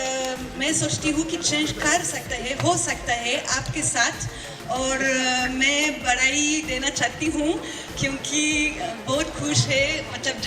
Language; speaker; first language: Hindi; non-native, learner; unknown